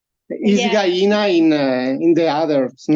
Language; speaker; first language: English; non-native, learner; Italian